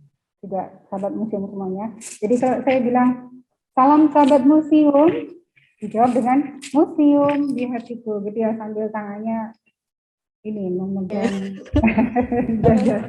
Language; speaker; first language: Indonesian; native; Indonesian